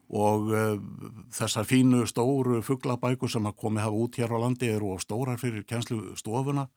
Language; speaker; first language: Icelandic; native; Icelandic